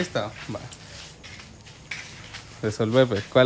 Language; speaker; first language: Spanish; native; Spanish